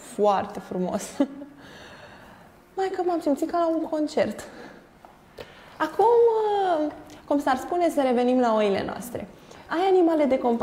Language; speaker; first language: Romanian; native; Romanian